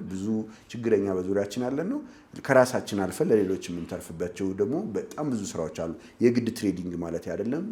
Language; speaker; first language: Amharic; native; Amharic